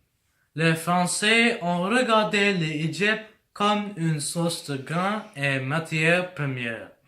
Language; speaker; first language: French; non-native, learner; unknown